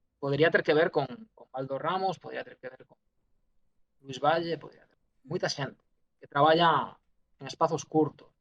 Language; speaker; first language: Galician; non-native, local second language; Spanish